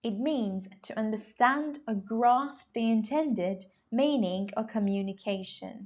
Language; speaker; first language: English; non-native, fluent; Persian